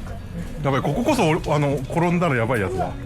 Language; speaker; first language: Japanese; native; Japanese